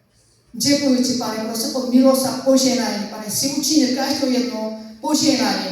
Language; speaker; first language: Czech; non-native, learner; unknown